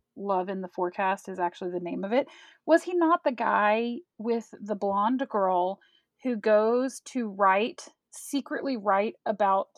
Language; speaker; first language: English; native; English